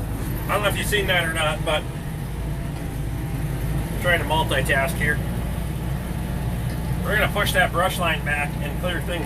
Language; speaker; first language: English; native; English